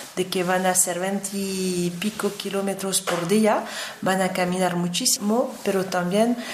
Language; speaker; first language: Spanish; non-native, fluent; French